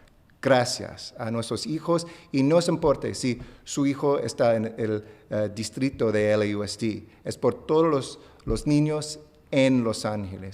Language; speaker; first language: Spanish; non-native, fluent; English